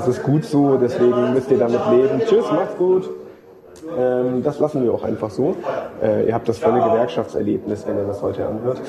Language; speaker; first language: German; native; German